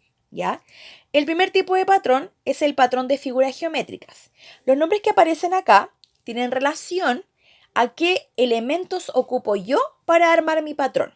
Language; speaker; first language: Spanish; native; Spanish